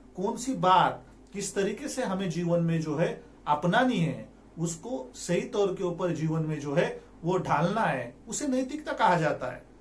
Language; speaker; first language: Hindi; non-native, local second language; Marathi